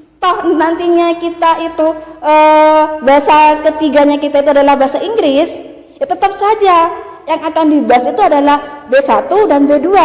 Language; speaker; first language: Indonesian; non-native, local second language; Madurese